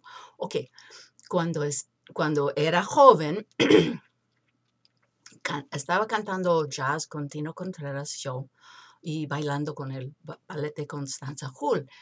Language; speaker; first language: Spanish; non-native, fluent; English